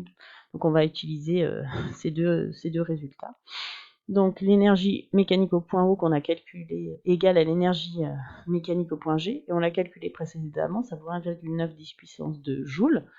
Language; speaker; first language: French; native; French